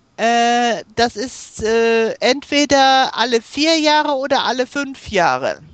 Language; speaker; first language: German; native; German